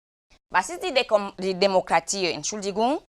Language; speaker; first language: German; non-native, fluent; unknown